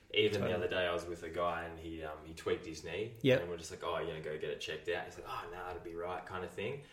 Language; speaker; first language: English; native; English